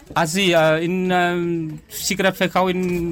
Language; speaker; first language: German; non-native, learner; Vietnamese